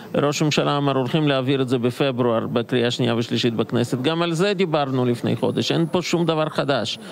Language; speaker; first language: Hebrew; non-native, fluent; Russian